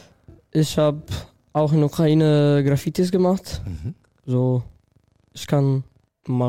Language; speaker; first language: German; non-native, learner; Russian